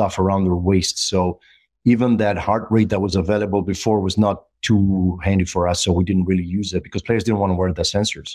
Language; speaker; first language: English; non-native, fluent; Greek